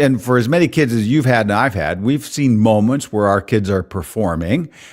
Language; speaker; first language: English; native; English